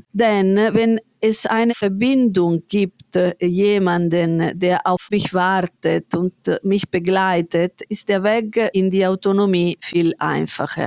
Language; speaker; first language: German; non-native, fluent; Italian